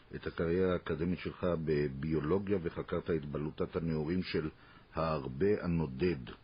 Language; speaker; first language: Hebrew; native; Hebrew